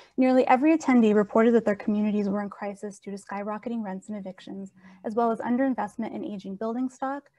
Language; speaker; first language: English; native; English